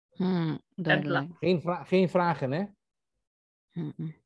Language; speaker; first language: Dutch; non-native, learner; Indonesian